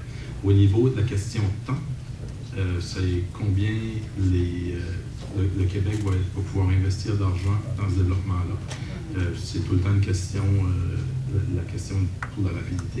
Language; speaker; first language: French; native; French